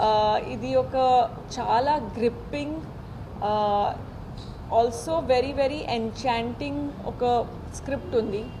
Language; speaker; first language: Telugu; non-native, fluent; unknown